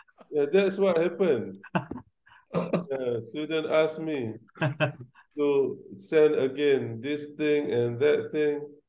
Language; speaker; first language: English; non-native, local second language; Malay